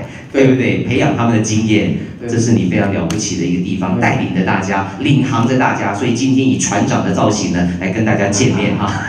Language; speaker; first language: Chinese; native; Chinese